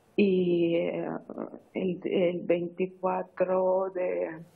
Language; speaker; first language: Spanish; non-native, fluent; Ukrainian